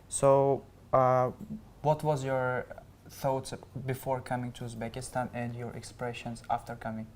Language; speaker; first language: English; non-native, learner; Uzbek